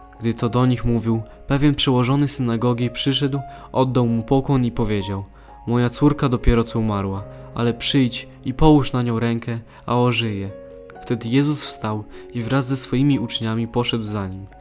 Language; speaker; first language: Polish; native; Polish